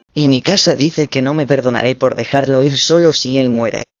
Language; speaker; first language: Spanish; non-native, fluent; English